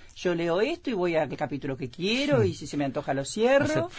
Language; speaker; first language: Spanish; native; Spanish